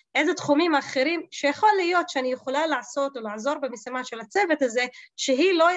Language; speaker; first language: Hebrew; non-native, local second language; Arabic